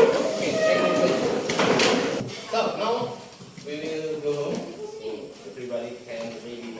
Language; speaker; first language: English; non-native, fluent; Indonesian